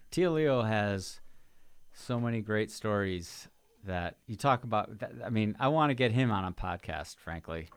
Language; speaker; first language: English; native; English